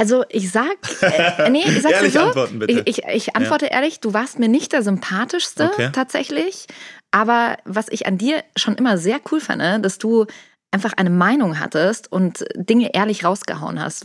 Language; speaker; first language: German; native; German